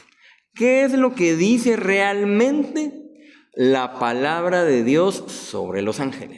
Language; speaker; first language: Spanish; native; Spanish